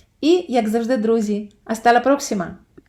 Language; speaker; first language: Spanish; non-native, fluent; Ukrainian